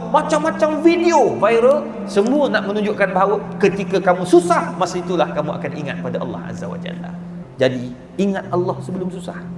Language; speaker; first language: Malay; native; Malay